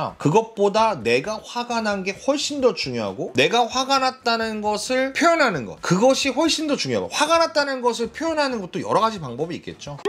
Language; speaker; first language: Korean; non-native, fluent; English